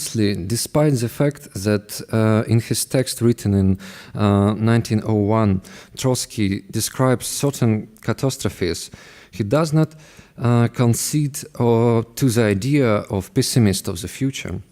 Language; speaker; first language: English; non-native, fluent; Russian